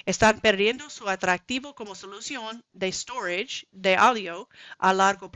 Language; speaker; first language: Spanish; non-native, learner; English